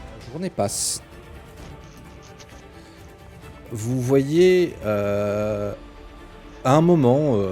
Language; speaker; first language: French; native; French